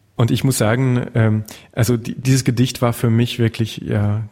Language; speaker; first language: German; non-native, fluent; French